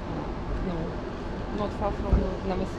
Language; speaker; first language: English; non-native, learner; Russian